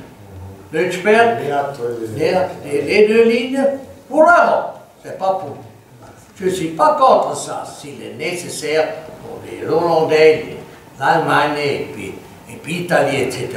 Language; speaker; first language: French; non-native, fluent; German